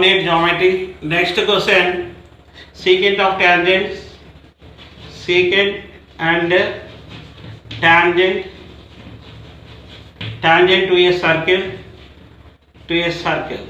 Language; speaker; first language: English; non-native, local second language; Telugu